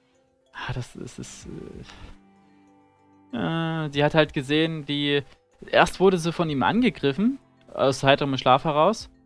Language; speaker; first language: German; native; German